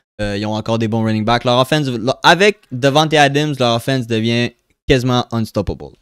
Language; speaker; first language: French; native; French